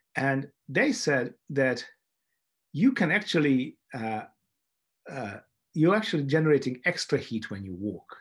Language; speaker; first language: English; non-native, fluent; Hungarian